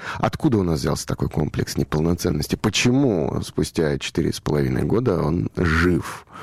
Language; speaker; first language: Russian; native; Russian